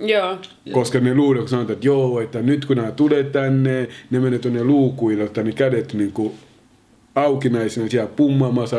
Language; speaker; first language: Finnish; early bilingual, other home language; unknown